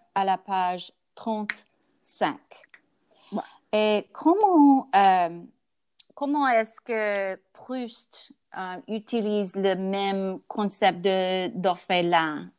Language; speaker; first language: French; non-native, learner; English